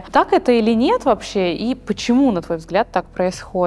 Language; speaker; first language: Russian; native; Russian